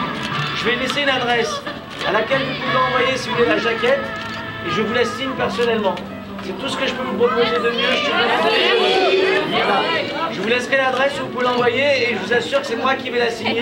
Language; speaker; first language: French; native; French